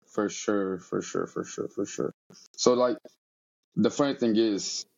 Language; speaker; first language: English; early bilingual, other home language; Portuguese